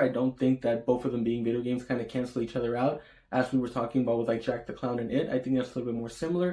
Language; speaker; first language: English; native; English